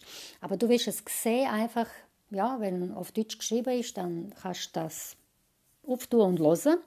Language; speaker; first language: German; non-native, fluent; Croatian